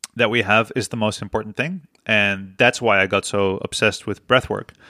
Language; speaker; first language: English; non-native, fluent; Dutch